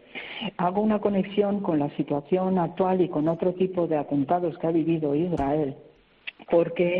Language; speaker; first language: Spanish; native; Spanish